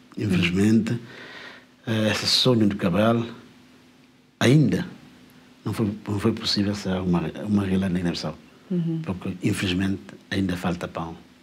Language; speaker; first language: Portuguese; non-native, local second language; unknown